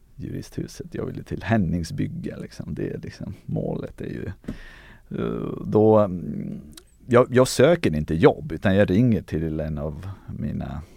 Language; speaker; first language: Swedish; early bilingual, other home language; Armenian